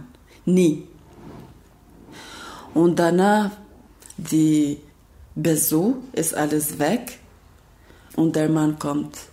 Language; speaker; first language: German; non-native, learner; Albanian